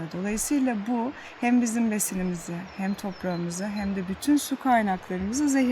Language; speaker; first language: Turkish; native; Turkish